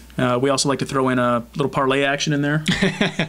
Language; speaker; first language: English; native; English